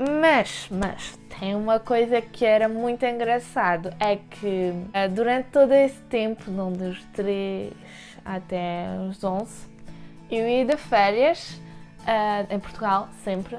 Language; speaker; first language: Portuguese; early bilingual, heritage; French